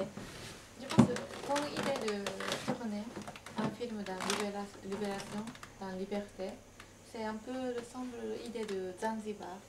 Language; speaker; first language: French; non-native, learner; Japanese